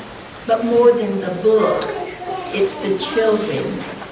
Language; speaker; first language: English; native; English